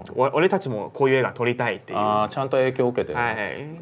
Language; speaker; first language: Japanese; non-native, fluent; Chinese